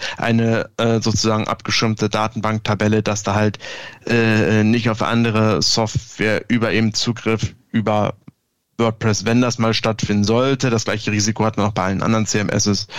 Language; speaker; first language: German; native; German